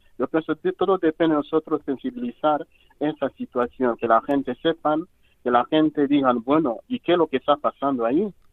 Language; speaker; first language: Spanish; non-native, fluent; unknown